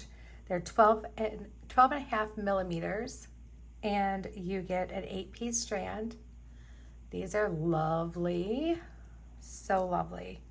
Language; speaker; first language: English; native; English